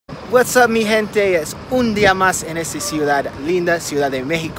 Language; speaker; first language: Spanish; non-native, fluent; English